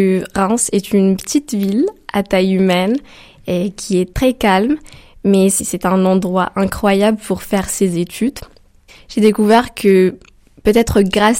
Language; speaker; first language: French; non-native, local second language; Arabic